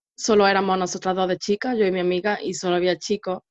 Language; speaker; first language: Spanish; native; Spanish